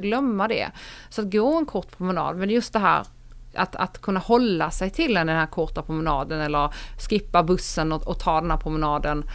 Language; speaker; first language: Swedish; native; Swedish